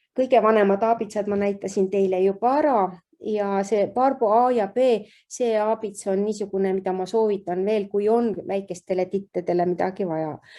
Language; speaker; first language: Estonian; native; Estonian